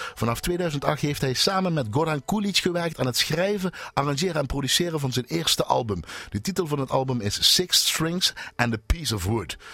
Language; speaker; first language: Dutch; native; Dutch